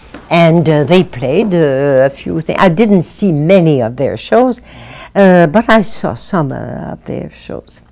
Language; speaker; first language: English; non-native, fluent; French